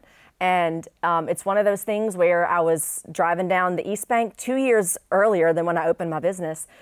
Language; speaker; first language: English; native; English